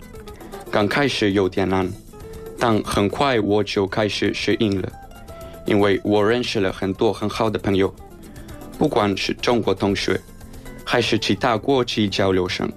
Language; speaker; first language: Chinese; non-native, learner; Spanish